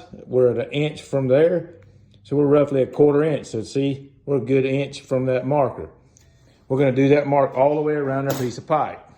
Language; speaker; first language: English; native; English